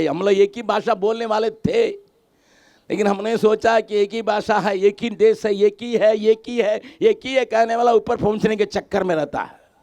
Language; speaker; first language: Hindi; non-native, local second language; Tamil